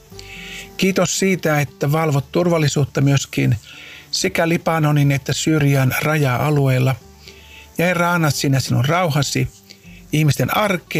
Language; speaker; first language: Finnish; native; Finnish